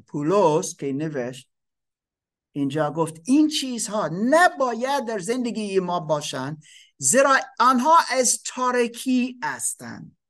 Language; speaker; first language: Persian; non-native, fluent; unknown